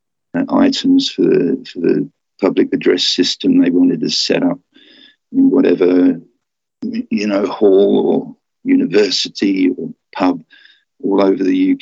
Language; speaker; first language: English; native; English